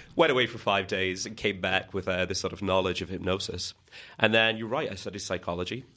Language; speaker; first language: English; native; English